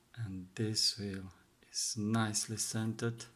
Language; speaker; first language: English; non-native, fluent; Czech